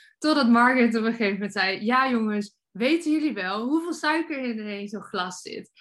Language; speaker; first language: Dutch; native; Dutch